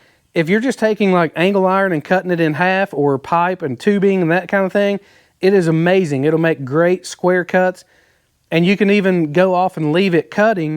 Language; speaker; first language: English; native; English